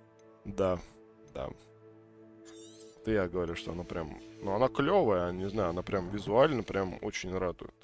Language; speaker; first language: Russian; native; Russian